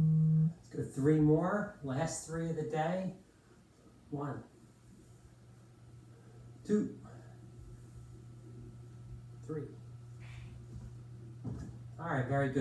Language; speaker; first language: English; native; English